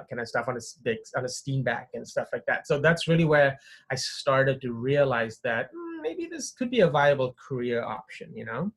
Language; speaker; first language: English; non-native, local second language; Tamil